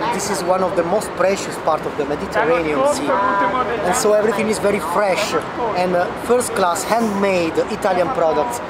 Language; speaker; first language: English; non-native, learner; Italian